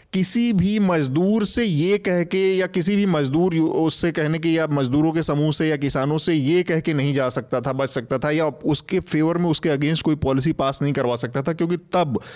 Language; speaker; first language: Hindi; native; Hindi